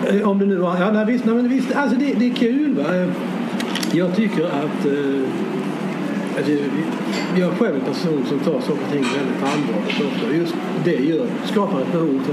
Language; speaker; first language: Swedish; native; Swedish